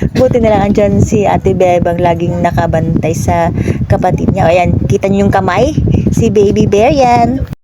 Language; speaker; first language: Filipino; non-native, local second language; Cebuano